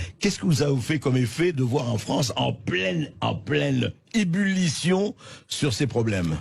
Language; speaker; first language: French; native; French